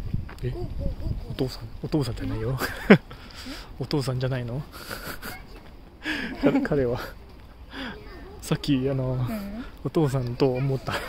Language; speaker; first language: Japanese; non-native, learner; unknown